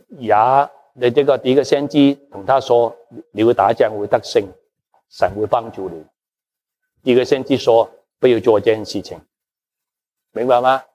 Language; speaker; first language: Chinese; non-native, local second language; Cantonese